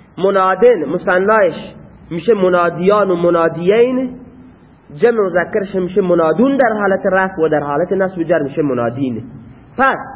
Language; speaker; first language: Persian; non-native, local second language; Baluchi